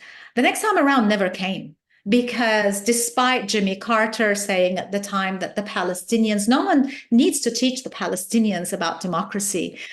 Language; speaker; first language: English; non-native, fluent; Arabic